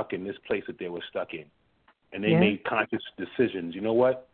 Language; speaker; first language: English; early bilingual, other home language; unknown